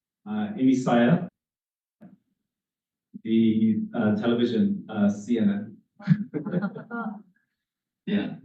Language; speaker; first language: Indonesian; non-native, learner; English